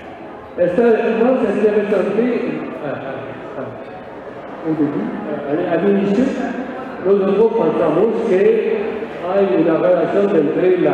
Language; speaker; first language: Spanish; non-native, learner; French